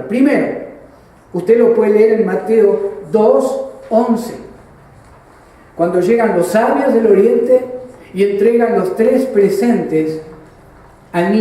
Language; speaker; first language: Spanish; native; Spanish